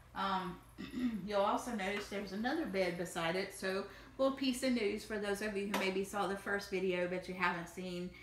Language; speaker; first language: English; native; English